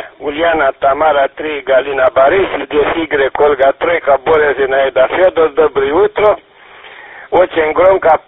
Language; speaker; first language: Russian; non-native, learner; Romanian